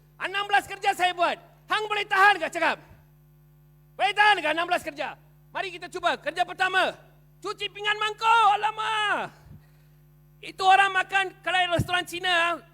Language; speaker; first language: Malay; non-native, local second language; Tamil